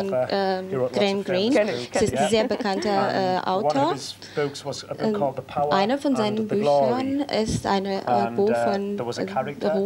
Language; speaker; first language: German; non-native, learner; English